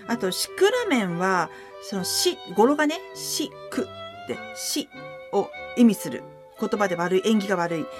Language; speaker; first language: Japanese; native; Japanese